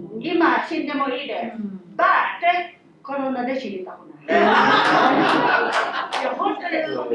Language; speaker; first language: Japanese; non-native, fluent; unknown